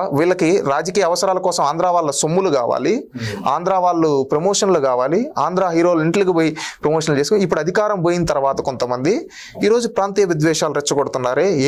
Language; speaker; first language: Telugu; native; Telugu